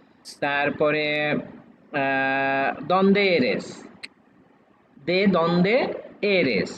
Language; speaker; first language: Spanish; non-native, fluent; Bangla